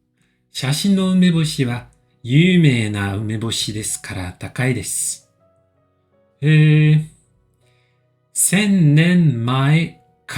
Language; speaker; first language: Japanese; non-native, fluent; French